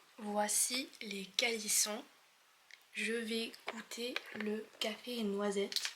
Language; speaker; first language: French; non-native, fluent; English